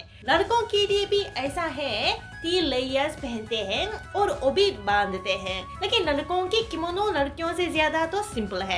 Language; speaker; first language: Hindi; non-native, fluent; Japanese